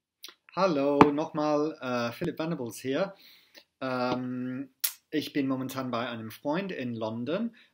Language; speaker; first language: German; non-native, fluent; English